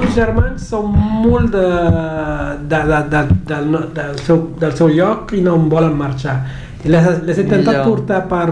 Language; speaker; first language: Catalan; non-native, fluent; Kabuverdianu